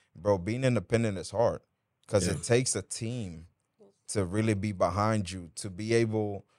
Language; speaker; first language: English; early bilingual, other home language; Spanish